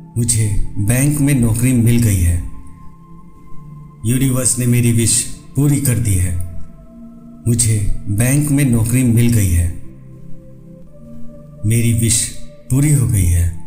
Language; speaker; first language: Hindi; native; Hindi